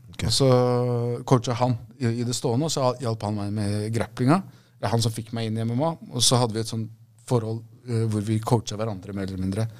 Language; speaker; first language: Norwegian; early bilingual, other home language; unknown